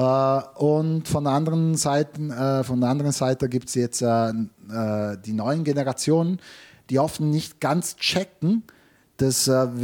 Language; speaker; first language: German; non-native, fluent; Italian